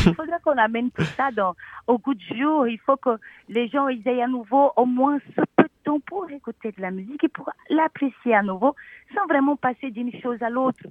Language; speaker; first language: French; non-native, fluent; Portuguese